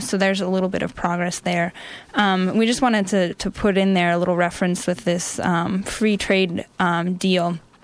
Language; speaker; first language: English; native; English